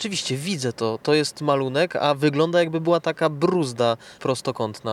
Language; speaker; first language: Polish; native; Polish